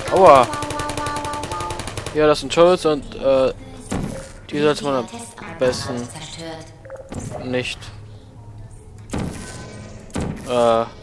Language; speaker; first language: German; native; German